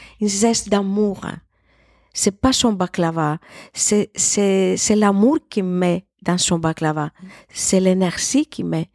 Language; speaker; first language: French; non-native, fluent; Greek